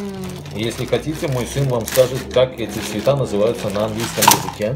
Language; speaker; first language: Russian; native; Russian